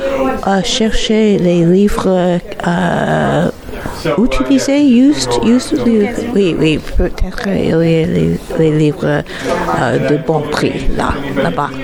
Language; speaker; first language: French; non-native, learner; English